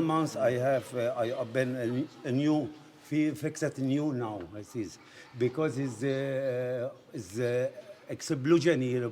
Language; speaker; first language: English; non-native, learner; Arabic